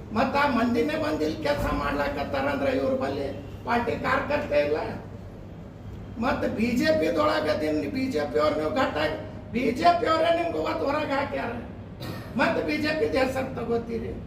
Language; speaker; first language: Kannada; non-native, local second language; Urdu